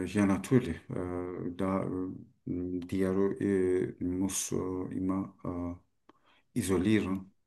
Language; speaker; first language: German; non-native, fluent; Turkish